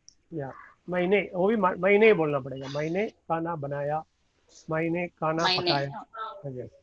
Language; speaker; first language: Hindi; non-native, learner; Tamil